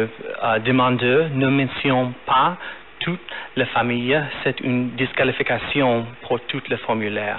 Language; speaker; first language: French; non-native, fluent; English